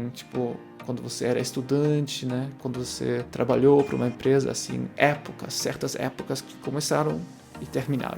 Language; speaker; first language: Portuguese; non-native, fluent; German